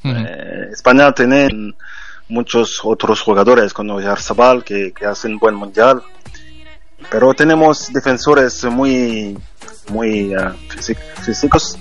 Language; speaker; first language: Spanish; non-native, fluent; French